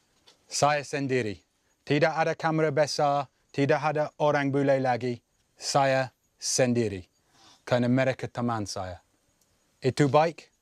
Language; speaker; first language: Indonesian; non-native, learner; English